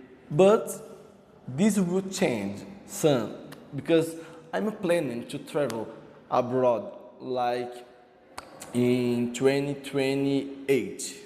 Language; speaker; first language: English; non-native, learner; Portuguese